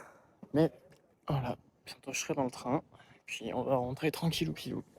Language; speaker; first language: French; native; French